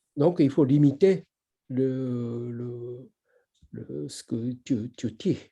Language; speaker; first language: French; non-native, fluent; Japanese